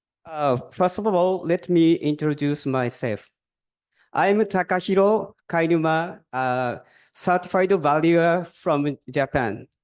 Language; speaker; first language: English; non-native, fluent; Japanese